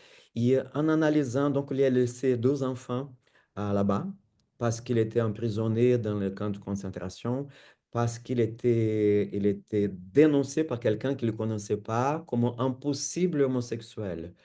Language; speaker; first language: French; non-native, fluent; Portuguese